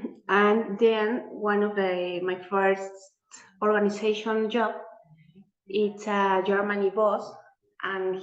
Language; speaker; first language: English; non-native, learner; Spanish